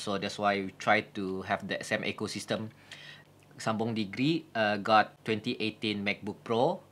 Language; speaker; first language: English; non-native, local second language; Malay